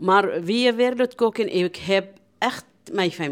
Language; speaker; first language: Dutch; non-native, learner; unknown